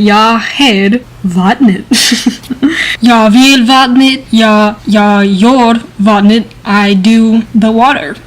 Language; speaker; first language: Swedish; non-native, learner; English